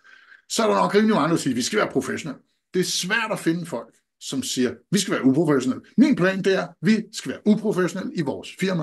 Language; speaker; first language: Danish; native; Danish